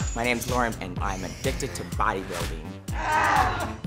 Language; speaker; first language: English; native; English